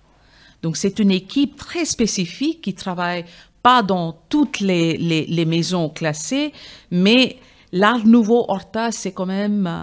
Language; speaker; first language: French; non-native, fluent; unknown